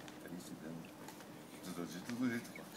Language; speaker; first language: Bulgarian; non-native, learner; Arabic